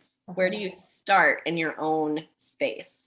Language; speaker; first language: English; native; English